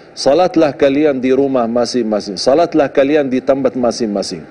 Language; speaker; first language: Indonesian; non-native, fluent; Arabic